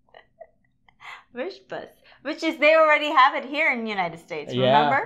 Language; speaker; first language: English; non-native, local second language; Filipino